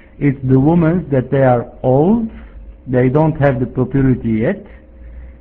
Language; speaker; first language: English; non-native, fluent; Arabic